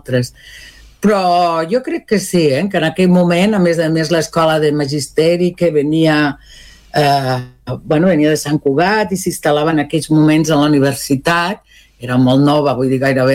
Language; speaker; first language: Catalan; non-native, local second language; Spanish